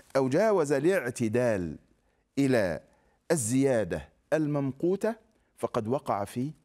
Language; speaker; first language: Arabic; native; Arabic